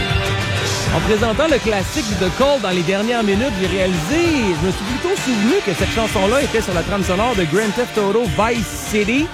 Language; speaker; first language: French; native; French